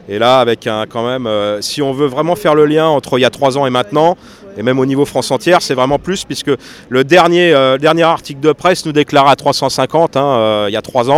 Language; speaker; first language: French; native; French